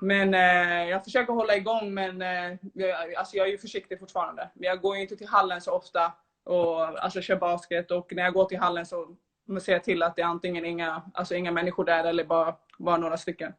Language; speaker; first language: Swedish; early bilingual, other home language; Somali